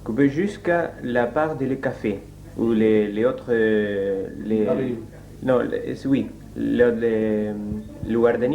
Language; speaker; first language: French; non-native, learner; Spanish